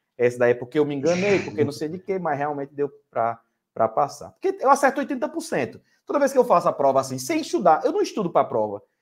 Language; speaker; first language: Portuguese; native; Portuguese